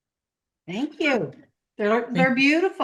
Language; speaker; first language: English; native; English